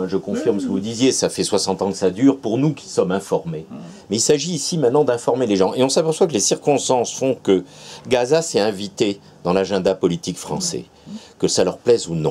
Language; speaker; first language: French; native; French